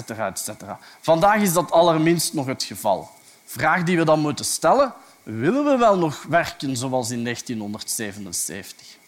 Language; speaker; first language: Dutch; native; Dutch